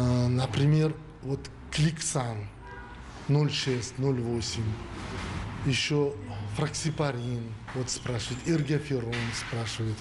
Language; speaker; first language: Russian; non-native, local second language; Uzbek